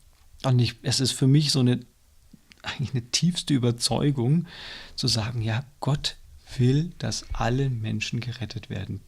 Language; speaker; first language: German; native; German